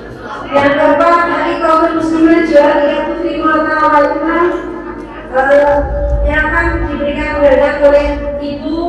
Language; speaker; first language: Indonesian; native; Indonesian